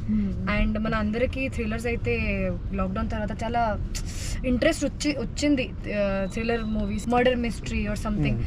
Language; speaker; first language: Telugu; non-native, fluent; Hindi